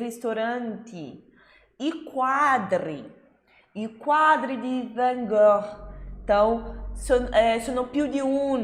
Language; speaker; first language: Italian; non-native, fluent; Portuguese